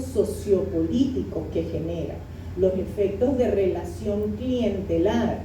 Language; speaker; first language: Spanish; native; Spanish